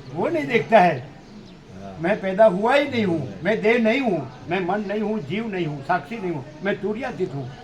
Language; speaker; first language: Hindi; non-native, local second language; Gujarati